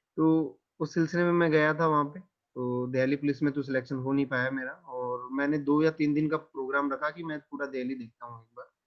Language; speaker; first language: Hindi; native; Hindi